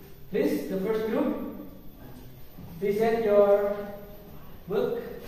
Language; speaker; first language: English; non-native, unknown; Indonesian